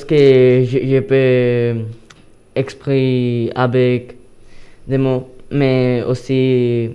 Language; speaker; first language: French; non-native, learner; Spanish